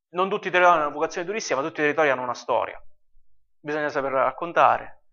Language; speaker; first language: Italian; native; Italian